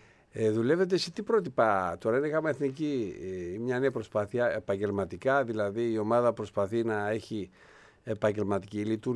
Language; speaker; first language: Greek; native; Greek